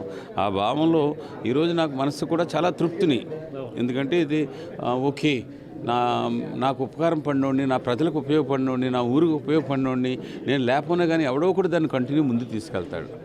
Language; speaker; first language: Telugu; native; Telugu